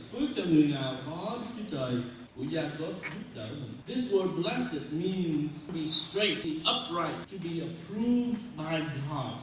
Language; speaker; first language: Vietnamese; early bilingual, heritage; Vietnamese